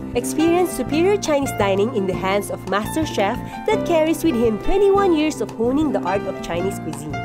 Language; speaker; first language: English; non-native, local second language; Filipino